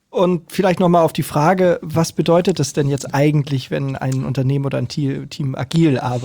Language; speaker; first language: German; native; German